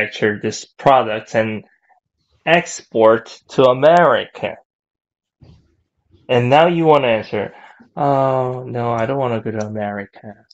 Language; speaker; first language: English; non-native, fluent; Korean